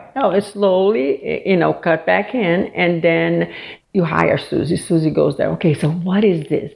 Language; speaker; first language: English; non-native, fluent; Portuguese